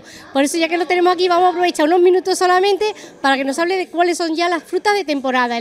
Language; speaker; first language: Spanish; native; Spanish